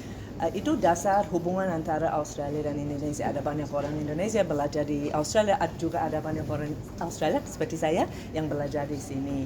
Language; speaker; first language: Indonesian; non-native, fluent; English